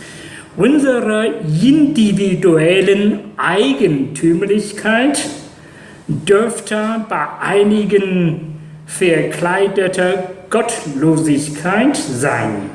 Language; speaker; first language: German; non-native, fluent; Chinese